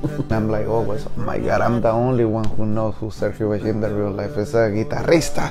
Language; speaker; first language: English; non-native, fluent; Spanish